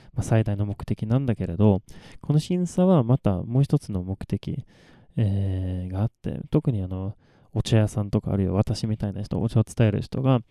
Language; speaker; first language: Japanese; non-native, fluent; Swedish